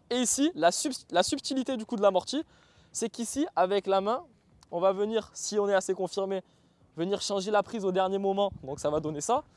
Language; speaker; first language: French; native; French